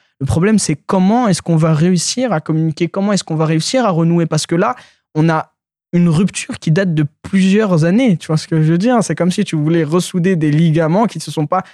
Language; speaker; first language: French; early bilingual, other home language; Arabic